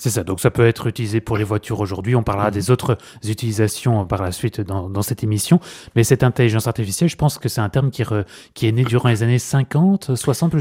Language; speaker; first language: French; native; French